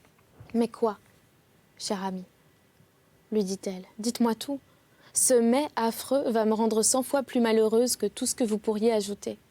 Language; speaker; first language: French; native; French